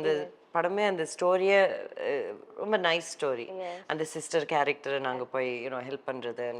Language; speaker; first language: Tamil; early bilingual, heritage; Tamil